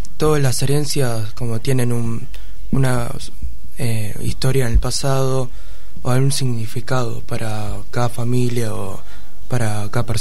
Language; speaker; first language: Spanish; early bilingual, other home language; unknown